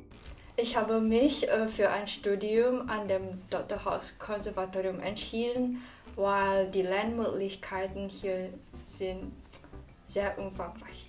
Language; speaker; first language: German; non-native, learner; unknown